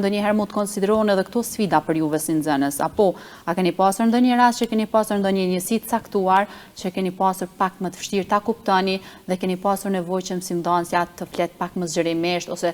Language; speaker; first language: Albanian; native; Albanian